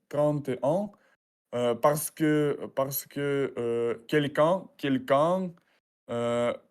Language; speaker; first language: French; non-native, learner; Russian